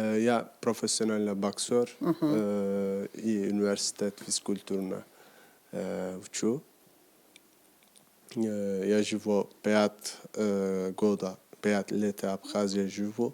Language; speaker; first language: Russian; non-native, learner; Turkish